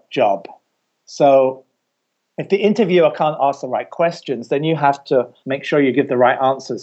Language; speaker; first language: English; native; English